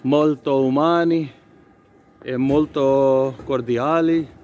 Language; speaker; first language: Italian; non-native, learner; Urdu